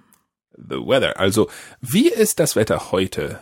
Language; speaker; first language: German; non-native, learner; English